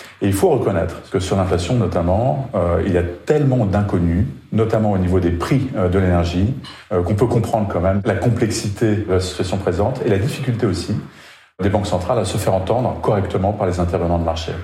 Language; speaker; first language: French; native; French